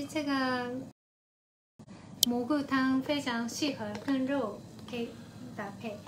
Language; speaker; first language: Chinese; non-native, fluent; Japanese